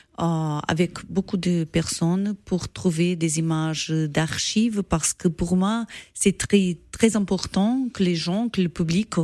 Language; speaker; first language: French; non-native, learner; Portuguese